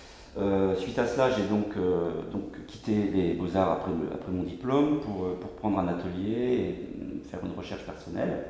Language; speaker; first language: French; native; French